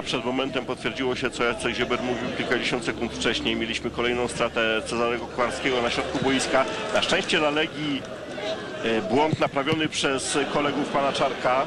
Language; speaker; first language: Polish; native; Polish